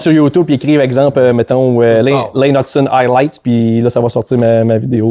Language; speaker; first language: French; native; French